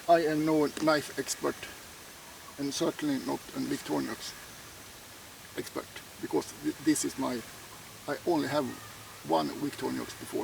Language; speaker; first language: English; non-native, fluent; Swedish